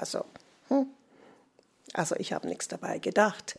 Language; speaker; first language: German; non-native, fluent; English